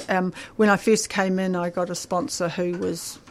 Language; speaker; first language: English; native; English